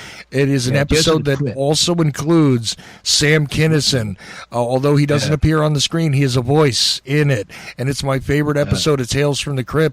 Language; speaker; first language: English; native; English